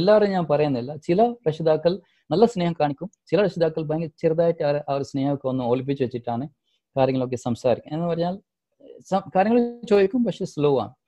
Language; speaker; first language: Malayalam; non-native, local second language; Divehi